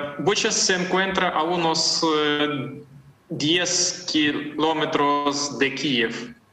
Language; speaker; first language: Spanish; non-native, fluent; Ukrainian